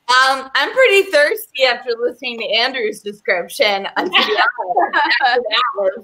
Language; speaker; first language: English; native; English